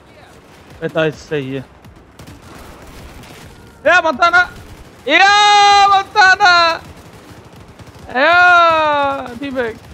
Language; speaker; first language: English; non-native, learner; Turkish